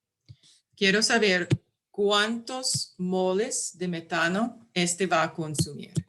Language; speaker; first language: Spanish; early bilingual, heritage; English